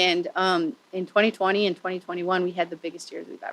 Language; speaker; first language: English; native; English